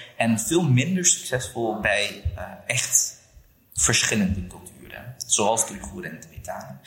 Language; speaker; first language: Dutch; early bilingual, other home language; Uyghur